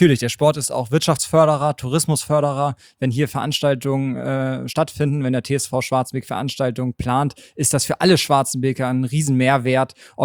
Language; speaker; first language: German; native; German